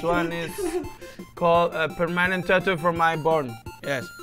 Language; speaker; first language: English; non-native, learner; Indonesian